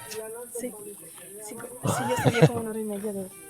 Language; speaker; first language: Spanish; non-native, fluent; Italian